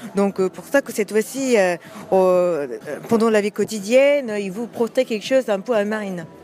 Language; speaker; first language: French; non-native, learner; Japanese